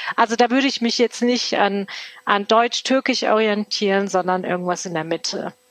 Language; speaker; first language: German; early bilingual, other home language; Turkish